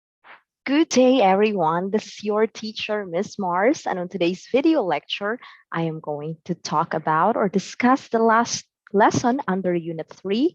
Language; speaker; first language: English; non-native, local second language; Cebuano